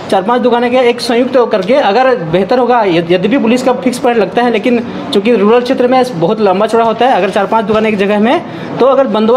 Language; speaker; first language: Hindi; native; Hindi